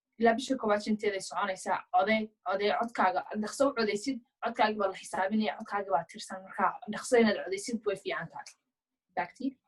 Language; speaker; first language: Somali; early bilingual, heritage; Somali